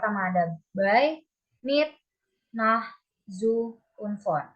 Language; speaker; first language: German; non-native, learner; Indonesian